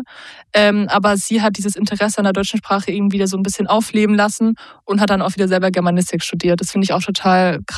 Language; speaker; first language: German; native; German